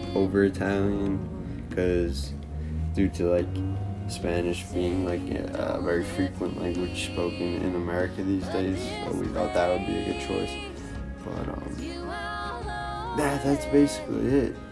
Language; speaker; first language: English; early bilingual, other home language; Italian